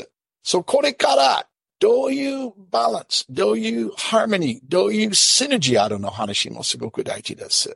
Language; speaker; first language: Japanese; non-native, learner; English